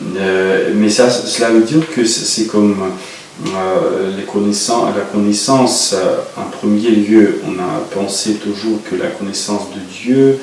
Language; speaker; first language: French; non-native, fluent; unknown